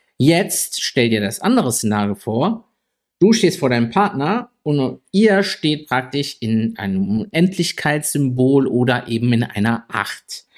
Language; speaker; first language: German; native; German